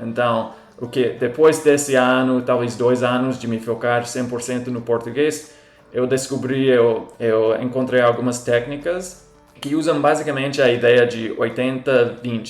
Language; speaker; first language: Portuguese; non-native, fluent; English